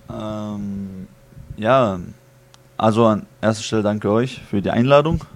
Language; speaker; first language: German; early bilingual, other home language; Chechen